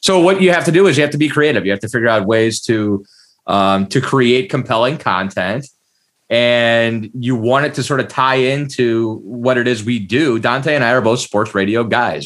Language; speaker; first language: English; native; English